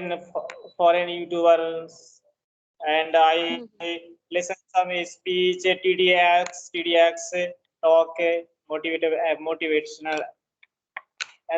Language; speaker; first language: English; non-native, learner; Hindi